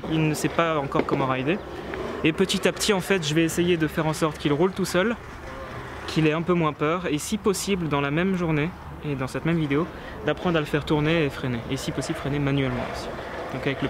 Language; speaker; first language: French; native; French